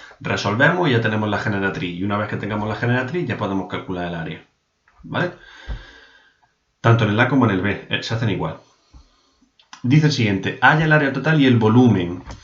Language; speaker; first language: Spanish; native; Spanish